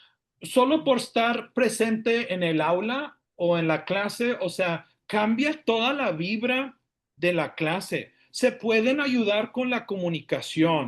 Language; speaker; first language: Spanish; early bilingual, heritage; Spanish